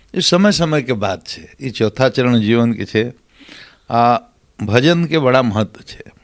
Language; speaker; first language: Maithili; non-native, local second language; Bhojpuri